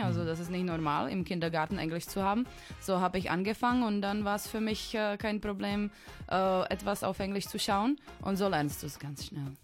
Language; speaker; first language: German; non-native, fluent; Czech